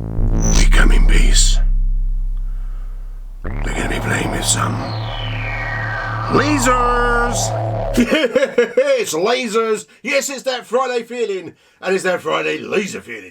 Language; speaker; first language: English; native; English